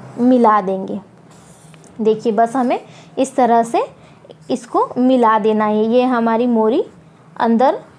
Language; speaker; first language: Hindi; native; Hindi